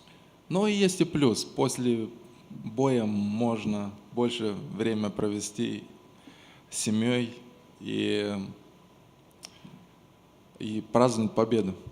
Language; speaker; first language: Russian; non-native, local second language; Romanian